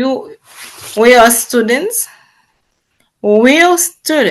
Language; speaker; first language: English; non-native, learner; Haitian Creole